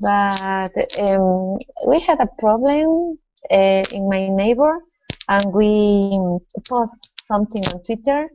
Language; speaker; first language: English; non-native, learner; Spanish